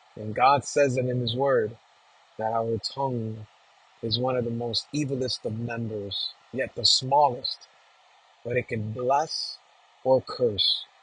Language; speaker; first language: English; native; English